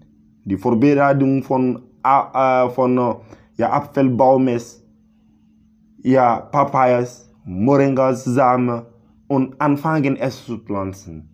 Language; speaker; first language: German; non-native, learner; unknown